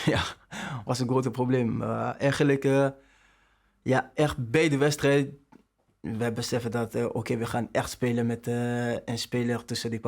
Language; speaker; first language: Dutch; non-native, learner; French